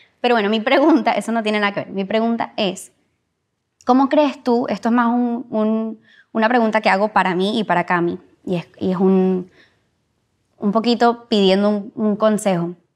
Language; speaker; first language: Spanish; early bilingual, heritage; Spanish